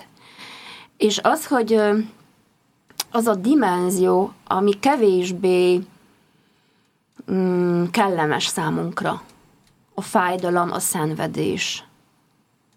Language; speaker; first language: Hungarian; non-native, fluent; Polish